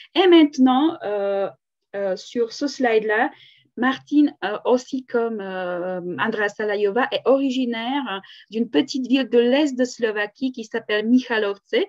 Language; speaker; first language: French; non-native, fluent; Slovak